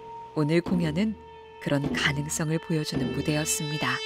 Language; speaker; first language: Korean; native; Korean